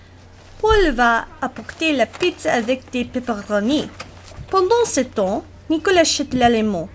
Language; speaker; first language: French; non-native, learner; English